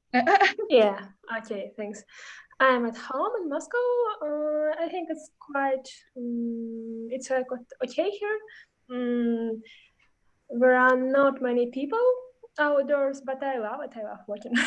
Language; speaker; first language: English; non-native, learner; Russian